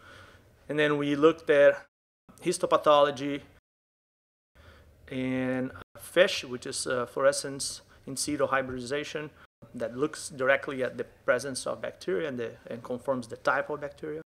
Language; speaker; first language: English; non-native, fluent; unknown